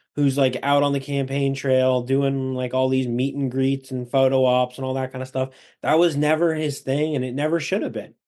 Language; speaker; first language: English; native; English